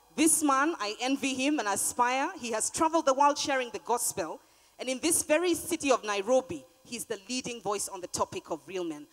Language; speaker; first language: English; non-native, local second language; Luyia